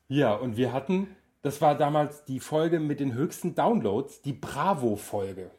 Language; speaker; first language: German; native; German